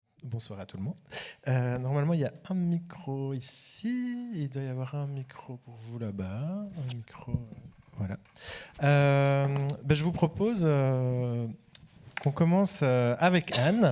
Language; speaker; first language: French; native; French